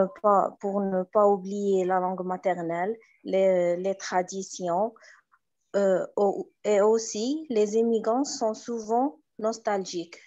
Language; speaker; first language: French; non-native, learner; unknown